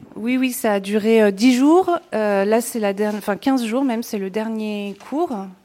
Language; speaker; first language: French; native; French